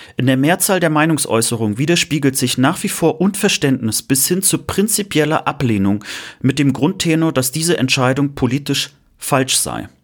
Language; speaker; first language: German; native; German